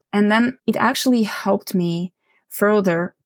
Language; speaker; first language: English; non-native, fluent; Ukrainian